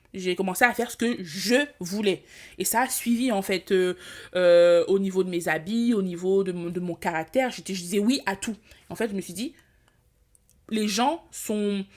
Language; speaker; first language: French; early bilingual, other home language; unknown